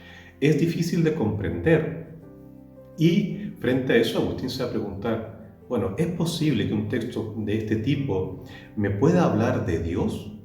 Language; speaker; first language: Spanish; native; Spanish